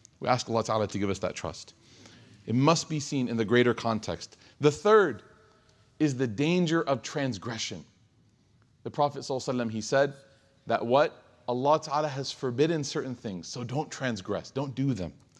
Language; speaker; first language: English; native; English